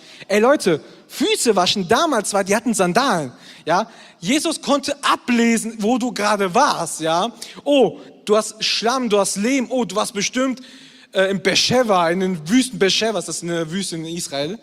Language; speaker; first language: German; native; German